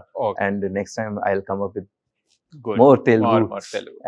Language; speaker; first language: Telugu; non-native, learner; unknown